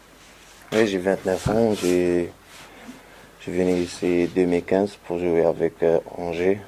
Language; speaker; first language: French; non-native, learner; Arabic